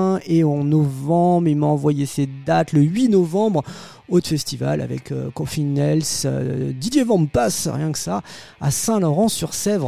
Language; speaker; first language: French; native; French